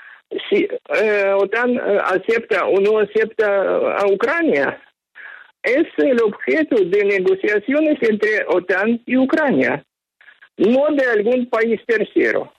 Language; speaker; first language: Spanish; non-native, fluent; Ukrainian